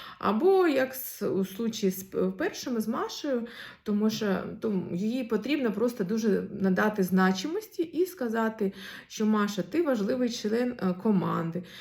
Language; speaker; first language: Ukrainian; non-native, local second language; Russian